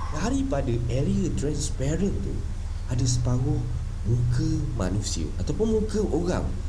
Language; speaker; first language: Malay; native; Malay